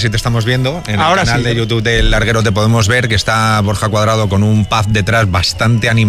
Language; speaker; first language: Spanish; native; Spanish